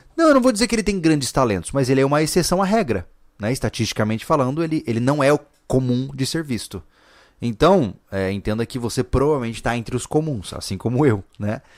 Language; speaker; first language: Portuguese; native; Portuguese